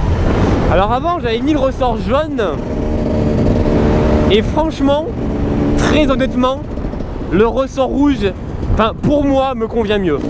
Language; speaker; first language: French; native; French